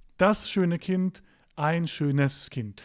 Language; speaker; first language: German; non-native, fluent; Turkish